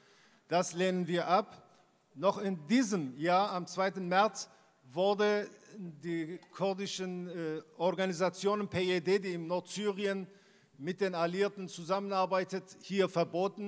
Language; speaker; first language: German; non-native, fluent; Kurdish